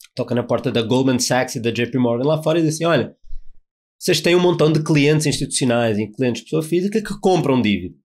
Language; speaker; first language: Portuguese; native; Portuguese